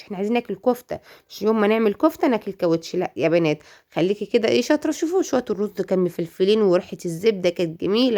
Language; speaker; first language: Arabic; native; Arabic